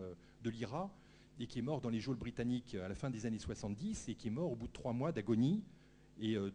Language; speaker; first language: French; native; French